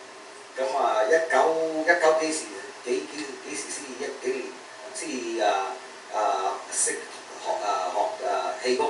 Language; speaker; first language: Cantonese; early bilingual, heritage; Cantonese